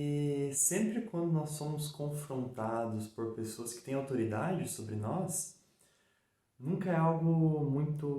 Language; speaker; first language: Portuguese; native; Portuguese